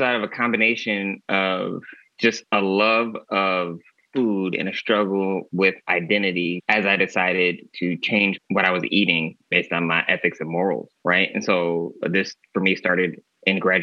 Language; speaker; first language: English; native; English